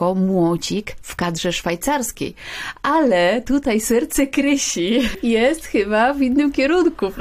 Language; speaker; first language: Polish; native; Polish